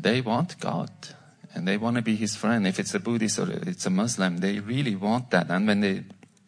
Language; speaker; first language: English; non-native, fluent; Persian